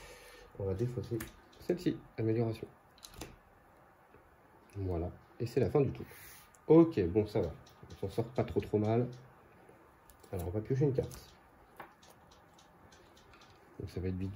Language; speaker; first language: French; native; French